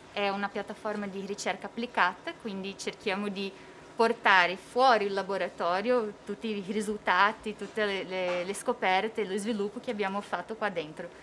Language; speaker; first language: Italian; non-native, fluent; Portuguese